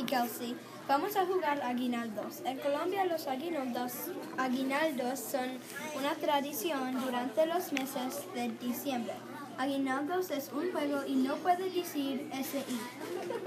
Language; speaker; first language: Spanish; non-native, learner; English